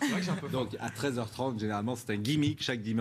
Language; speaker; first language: French; native; French